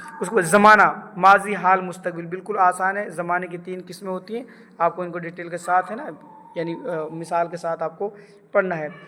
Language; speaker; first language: Urdu; native; Urdu